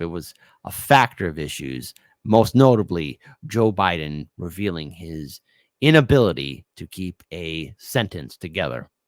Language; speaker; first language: English; native; English